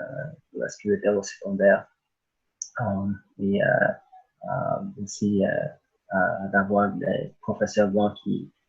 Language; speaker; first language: French; early bilingual, other home language; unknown